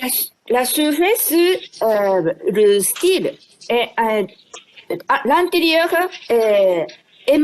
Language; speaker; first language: French; non-native, fluent; Japanese